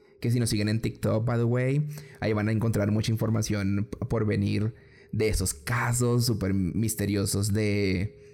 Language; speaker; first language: Spanish; native; Spanish